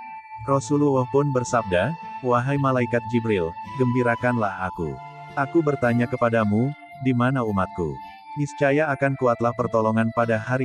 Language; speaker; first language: Indonesian; native; Indonesian